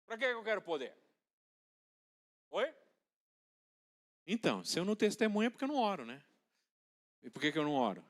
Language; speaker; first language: Portuguese; native; Portuguese